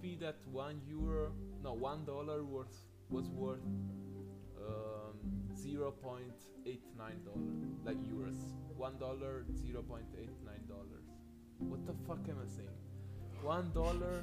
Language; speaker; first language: English; non-native, fluent; Italian